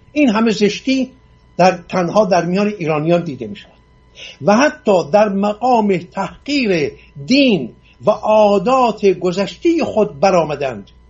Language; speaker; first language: Persian; non-native, local second language; Assyrian Neo-Aramaic